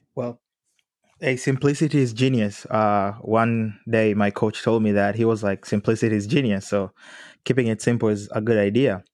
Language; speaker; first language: English; non-native, local second language; Swahili